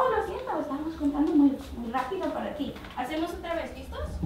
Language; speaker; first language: Spanish; early bilingual, heritage; Spanish